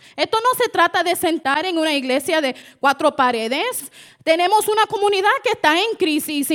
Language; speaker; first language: Spanish; early bilingual, heritage; Spanish